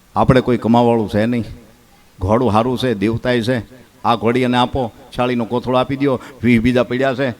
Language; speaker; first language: Gujarati; native; Gujarati